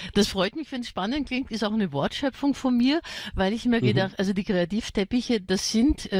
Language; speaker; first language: German; native; German